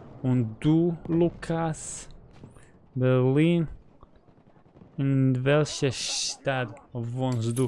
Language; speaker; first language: German; non-native, learner; Bosnian